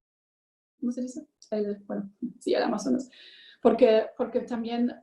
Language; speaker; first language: Spanish; non-native, learner; German